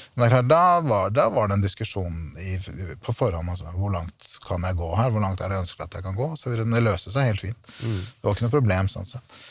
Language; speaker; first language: Norwegian; native; Norwegian